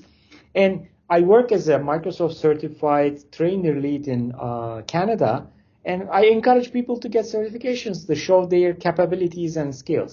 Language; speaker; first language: English; non-native, fluent; Turkish